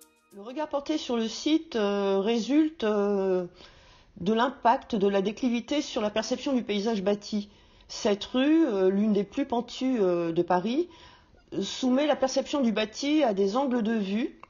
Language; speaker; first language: French; native; French